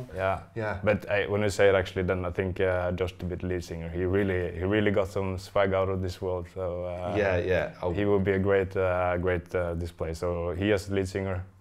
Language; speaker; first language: English; non-native, fluent; Norwegian